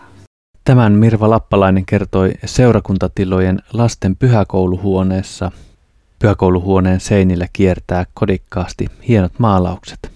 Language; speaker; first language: Finnish; native; Finnish